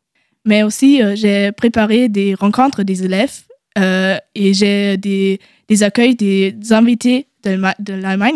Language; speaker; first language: French; non-native, learner; German